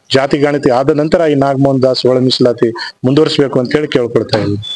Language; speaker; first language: Kannada; non-native, local second language; Lambadi